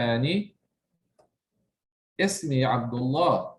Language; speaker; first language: Arabic; non-native, fluent; English